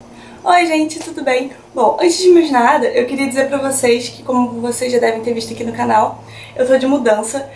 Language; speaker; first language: Portuguese; native; Portuguese